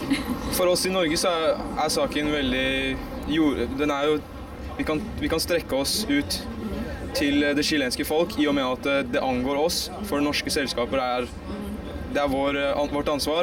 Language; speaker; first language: Norwegian; native; Norwegian